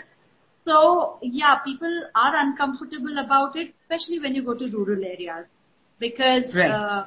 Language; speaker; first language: English; non-native, local second language; Hindi